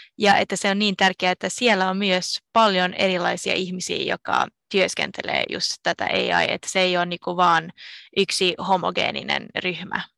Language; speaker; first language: Finnish; non-native, local second language; Swedish